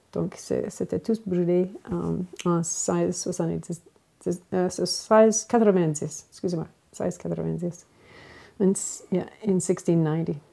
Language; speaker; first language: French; non-native, local second language; English